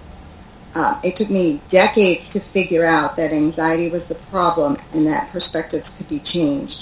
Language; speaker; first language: English; native; English